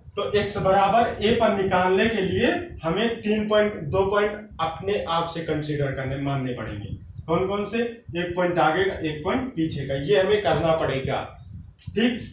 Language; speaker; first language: Hindi; native; Hindi